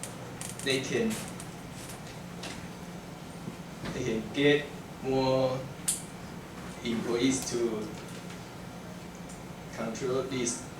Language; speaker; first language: English; non-native, learner; Chinese